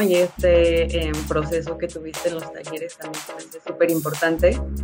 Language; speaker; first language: Spanish; native; Spanish